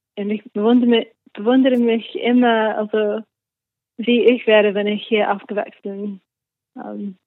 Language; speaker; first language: German; non-native, learner; English